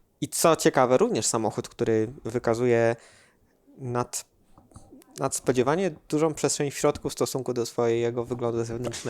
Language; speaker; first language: Polish; native; Polish